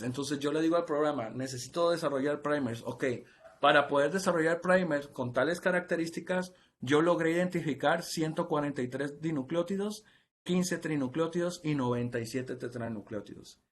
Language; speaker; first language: Spanish; native; Spanish